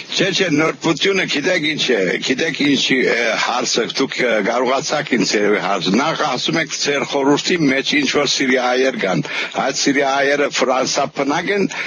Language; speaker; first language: Armenian; early bilingual, heritage; Armenian